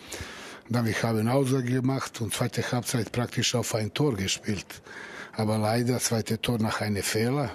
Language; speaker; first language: German; non-native, fluent; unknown